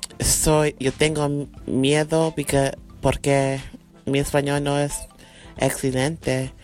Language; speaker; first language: Spanish; non-native, learner; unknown